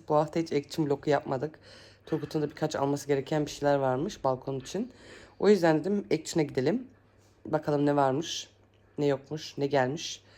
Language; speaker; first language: Turkish; early bilingual, heritage; Turkish